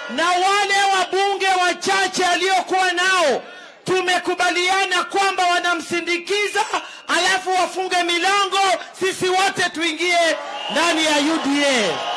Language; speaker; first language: Swahili; native; Swahili